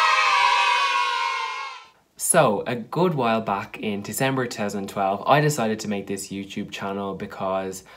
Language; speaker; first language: English; native; English